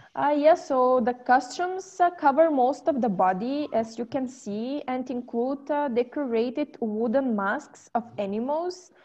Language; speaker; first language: English; non-native, fluent; Bulgarian